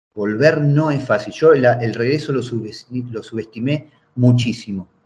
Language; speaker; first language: Spanish; native; Spanish